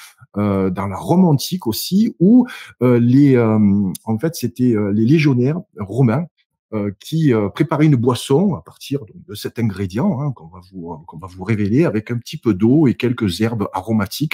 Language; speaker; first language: French; native; French